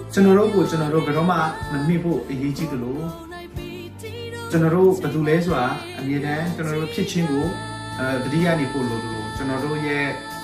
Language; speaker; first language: Burmese; non-native, local second language; S'gaw Karen